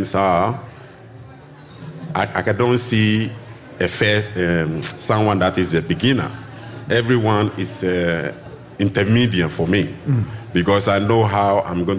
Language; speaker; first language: English; non-native, local second language; Ga